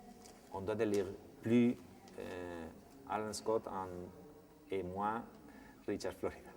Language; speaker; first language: French; non-native, fluent; Spanish